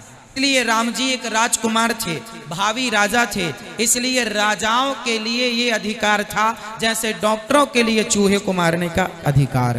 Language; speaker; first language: Hindi; native; Hindi